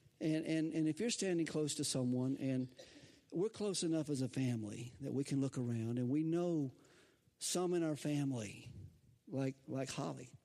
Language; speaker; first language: English; native; English